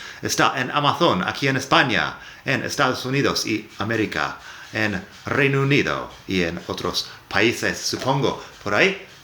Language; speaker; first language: Spanish; non-native, fluent; English